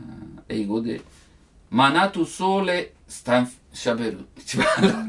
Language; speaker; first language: Japanese; non-native, learner; Italian